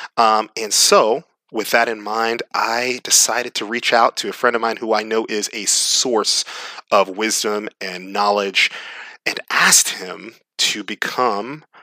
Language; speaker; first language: English; native; English